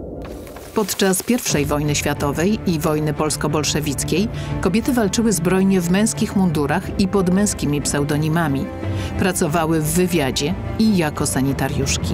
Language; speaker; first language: Polish; native; Polish